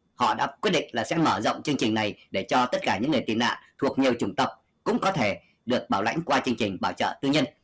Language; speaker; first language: Vietnamese; native; Vietnamese